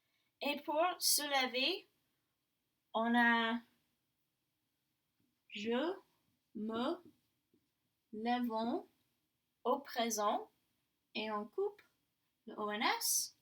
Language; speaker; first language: French; non-native, fluent; English